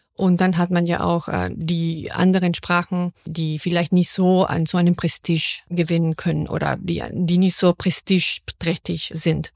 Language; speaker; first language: German; non-native, fluent; Spanish